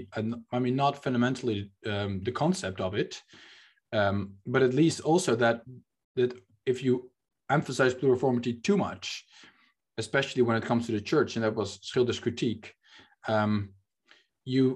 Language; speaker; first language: English; non-native, fluent; Dutch